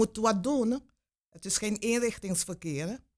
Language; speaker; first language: Dutch; non-native, local second language; Papiamento